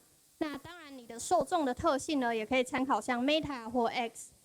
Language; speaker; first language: Chinese; native; Chinese